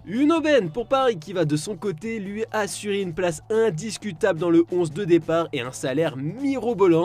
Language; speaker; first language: French; native; French